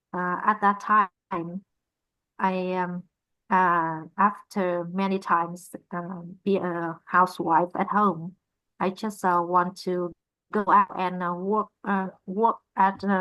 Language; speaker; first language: English; non-native, learner; Vietnamese